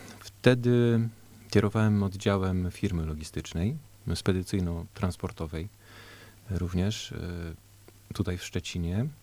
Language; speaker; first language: Polish; early bilingual, heritage; Polish